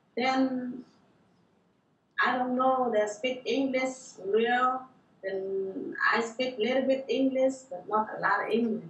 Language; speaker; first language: English; non-native, learner; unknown